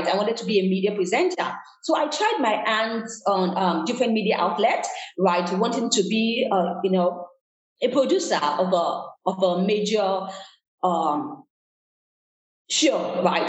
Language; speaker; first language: English; non-native, local second language; Yoruba